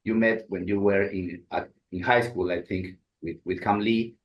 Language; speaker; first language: English; non-native, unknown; Spanish